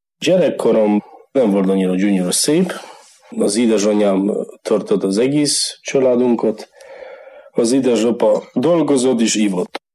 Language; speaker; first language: Hungarian; non-native, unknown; Polish